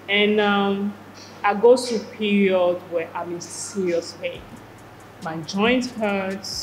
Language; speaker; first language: English; non-native, fluent; French